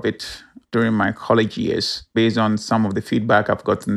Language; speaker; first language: English; non-native, local second language; Ewe